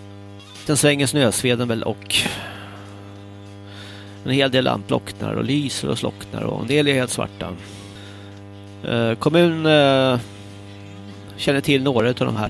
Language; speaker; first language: Swedish; native; Swedish